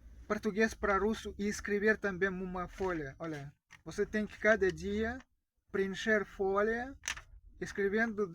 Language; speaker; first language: Portuguese; non-native, fluent; Russian